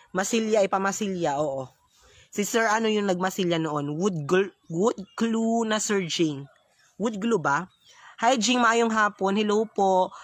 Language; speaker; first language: Filipino; non-native, local second language; Cebuano